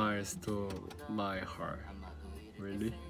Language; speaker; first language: English; non-native, learner; Korean